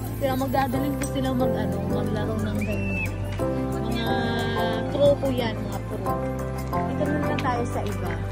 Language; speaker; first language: Filipino; native; Filipino